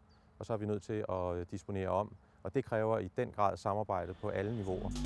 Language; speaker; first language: Danish; native; Danish